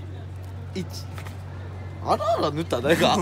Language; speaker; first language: Japanese; native; Japanese